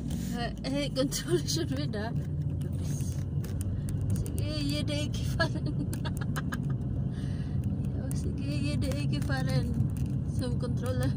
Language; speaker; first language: German; non-native, learner; Filipino